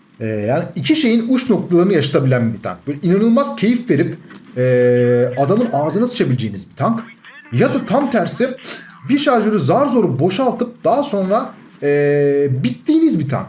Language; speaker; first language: Turkish; native; Turkish